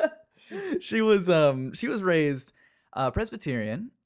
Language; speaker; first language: English; native; English